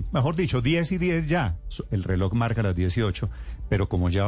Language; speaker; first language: Spanish; native; Spanish